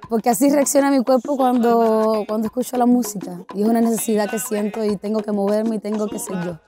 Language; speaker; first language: Spanish; native; Spanish